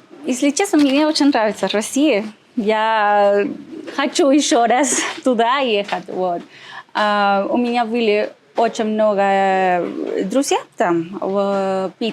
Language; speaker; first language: Russian; non-native, learner; Spanish